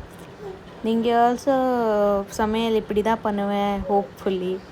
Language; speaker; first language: Tamil; non-native, learner; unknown